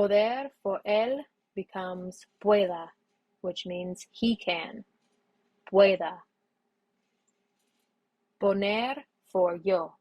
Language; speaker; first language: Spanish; non-native, learner; English